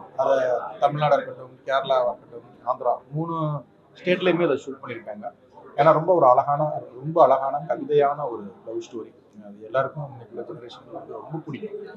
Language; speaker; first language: Tamil; native; Tamil